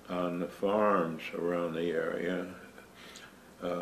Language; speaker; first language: English; native; English